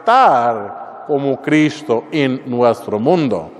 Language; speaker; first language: Spanish; non-native, learner; English